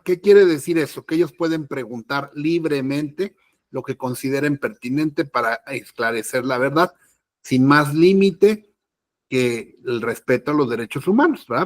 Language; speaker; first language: Spanish; native; Spanish